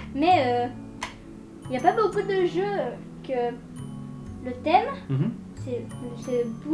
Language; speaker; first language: French; early bilingual, heritage; French